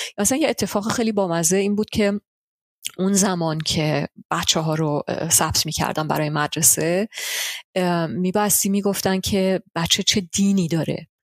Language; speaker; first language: Persian; early bilingual, heritage; Persian